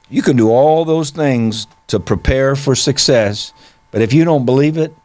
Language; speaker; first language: English; native; English